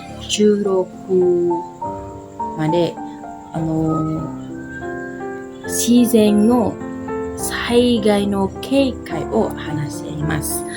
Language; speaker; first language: Japanese; non-native, learner; Indonesian